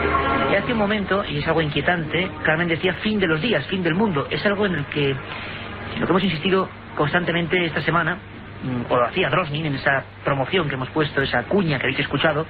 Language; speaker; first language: Spanish; native; Spanish